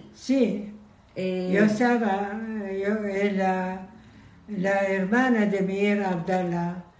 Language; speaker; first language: Spanish; non-native, learner; Persian